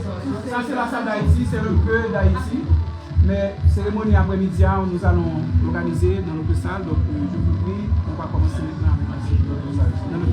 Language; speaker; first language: French; non-native, local second language; Haitian Creole